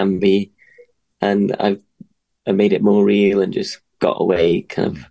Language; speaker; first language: English; native; English